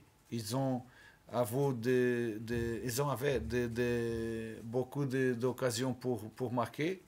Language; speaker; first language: French; non-native, learner; Portuguese